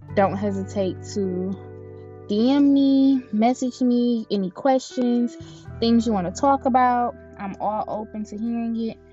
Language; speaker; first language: English; native; English